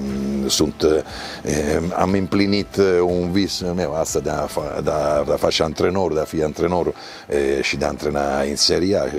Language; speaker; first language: Romanian; non-native, learner; Italian